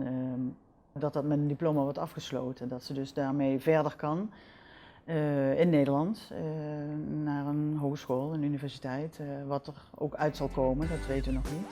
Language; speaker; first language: Dutch; native; Dutch